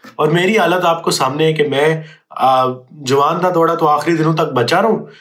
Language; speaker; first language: Urdu; native; Urdu